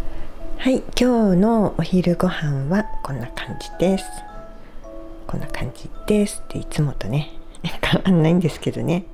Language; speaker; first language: Japanese; native; Japanese